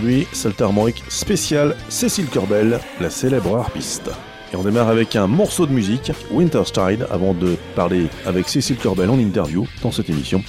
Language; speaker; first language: French; native; French